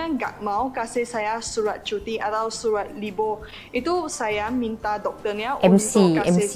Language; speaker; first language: Indonesian; non-native, fluent; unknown